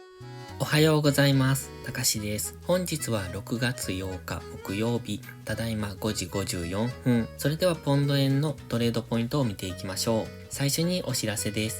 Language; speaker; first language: Japanese; native; Japanese